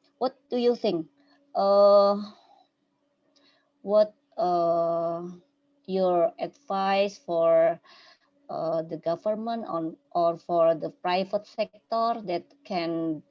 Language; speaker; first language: English; non-native, learner; Indonesian